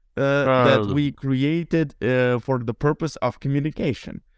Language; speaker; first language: English; non-native, fluent; Lithuanian